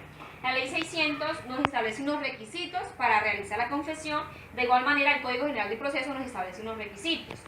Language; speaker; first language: Spanish; native; Spanish